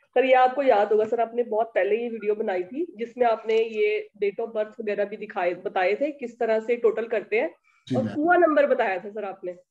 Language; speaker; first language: Hindi; native; Hindi